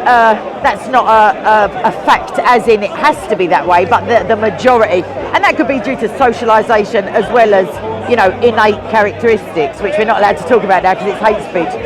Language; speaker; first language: English; native; English